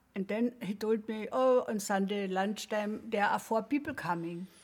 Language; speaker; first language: English; non-native, fluent; German